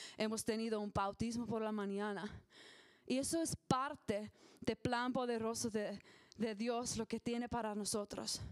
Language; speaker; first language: Spanish; non-native, learner; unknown